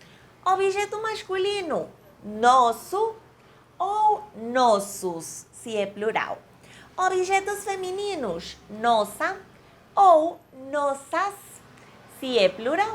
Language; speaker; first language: Portuguese; non-native, fluent; Spanish